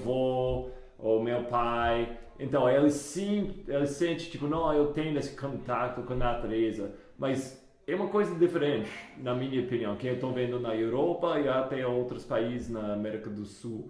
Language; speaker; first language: Portuguese; non-native, fluent; English